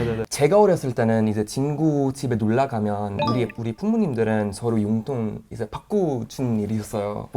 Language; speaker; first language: Korean; non-native, fluent; Swedish